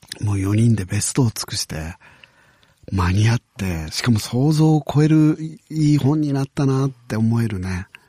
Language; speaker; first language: Japanese; native; Japanese